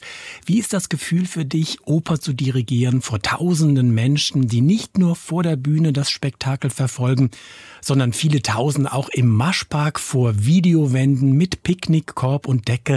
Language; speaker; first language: German; native; German